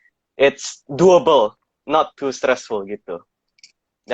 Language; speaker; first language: English; non-native, fluent; Indonesian